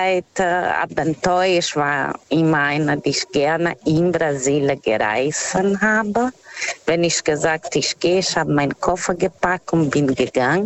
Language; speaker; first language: German; non-native, fluent; Portuguese